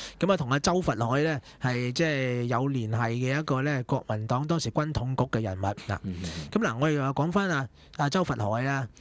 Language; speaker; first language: Cantonese; native; Cantonese